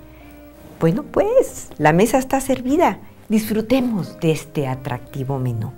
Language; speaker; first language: Spanish; native; Spanish